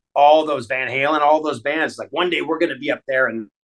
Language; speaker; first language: English; native; English